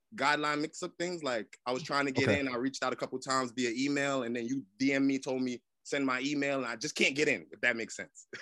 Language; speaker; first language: English; native; English